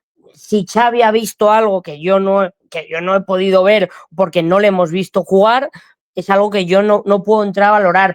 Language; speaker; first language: Spanish; native; Spanish